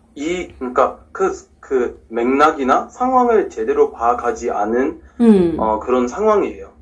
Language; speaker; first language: Korean; non-native, fluent; English